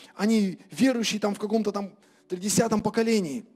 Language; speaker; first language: Russian; native; Russian